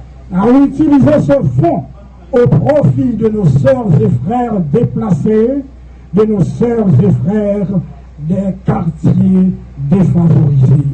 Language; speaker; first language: French; non-native, local second language; Haitian Creole